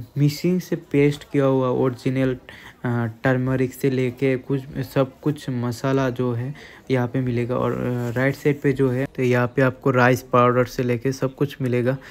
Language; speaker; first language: Hindi; non-native, local second language; Bangla